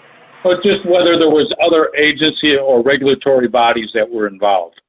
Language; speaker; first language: English; native; English